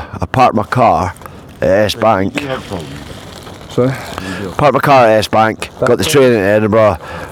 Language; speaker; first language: English; native; English